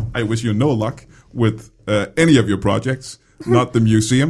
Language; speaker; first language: English; non-native, fluent; Danish